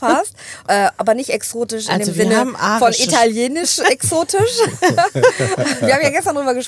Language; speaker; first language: German; early bilingual, other home language; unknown